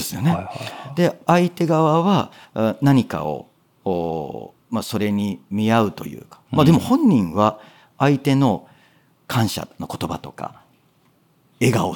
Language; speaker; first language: Japanese; native; Japanese